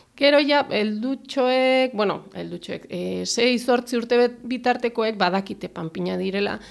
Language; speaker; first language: Basque; native; Basque